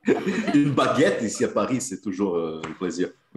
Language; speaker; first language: French; non-native, fluent; Portuguese